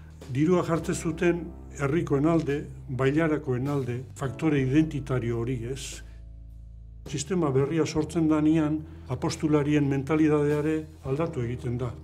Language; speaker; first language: Basque; native; Basque